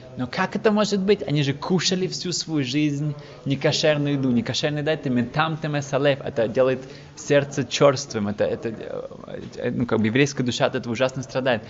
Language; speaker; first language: Russian; early bilingual, heritage; Russian